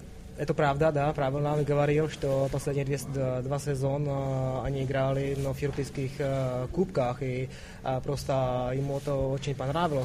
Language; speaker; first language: Russian; non-native, fluent; Czech